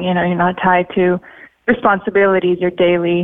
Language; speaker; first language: English; early bilingual, other home language; Russian